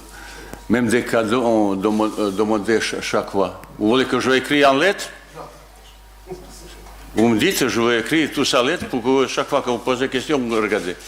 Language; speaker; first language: French; non-native, learner; Bosnian